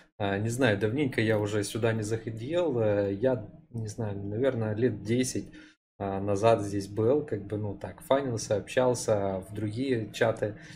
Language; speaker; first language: Russian; native; Russian